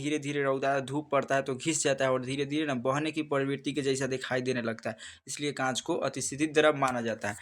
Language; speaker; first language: Hindi; native; Hindi